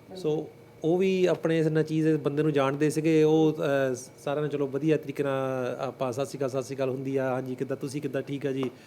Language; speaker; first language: Punjabi; early bilingual, heritage; Punjabi